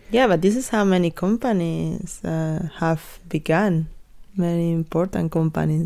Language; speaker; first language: English; non-native, fluent; Spanish